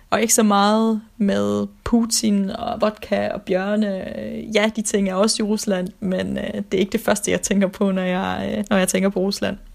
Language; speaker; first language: Danish; early bilingual, other home language; Russian